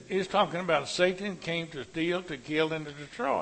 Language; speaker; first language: English; native; English